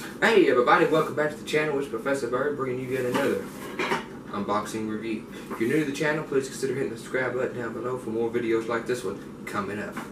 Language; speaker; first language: English; native; English